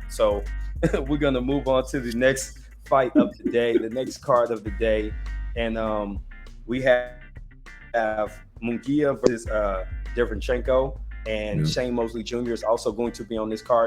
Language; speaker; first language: English; native; English